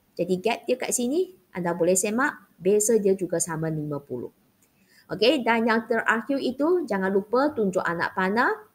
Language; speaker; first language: Malay; non-native, local second language; Chinese